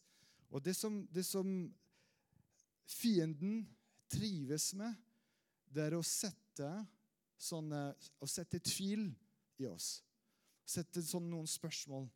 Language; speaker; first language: Norwegian; non-native, fluent; French